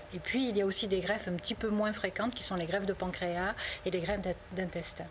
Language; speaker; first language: French; native; French